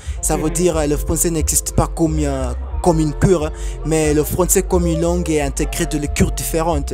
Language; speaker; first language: French; non-native, fluent; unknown